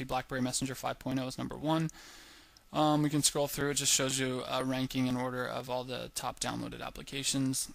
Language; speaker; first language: English; native; English